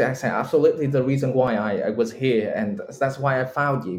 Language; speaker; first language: English; non-native, fluent; Vietnamese